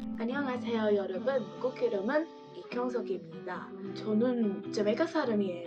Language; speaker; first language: Korean; non-native, learner; English